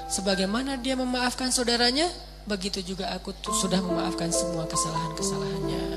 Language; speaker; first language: Indonesian; native; Indonesian